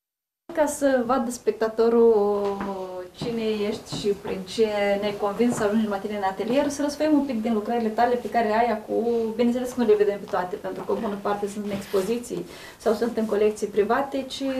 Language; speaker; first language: Romanian; native; Romanian